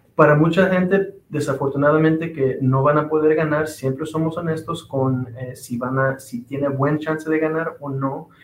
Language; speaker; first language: Spanish; early bilingual, heritage; Spanish